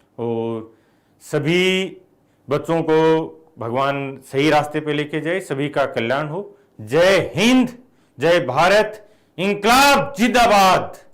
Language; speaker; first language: Hindi; native; Hindi